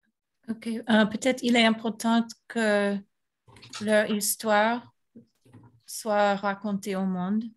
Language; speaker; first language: French; non-native, fluent; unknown